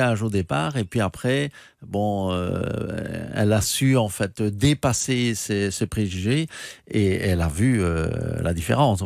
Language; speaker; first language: French; native; French